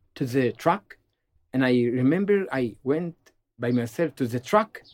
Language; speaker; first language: English; non-native, learner; Amharic